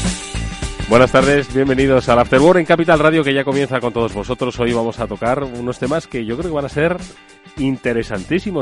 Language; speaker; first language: Spanish; native; Spanish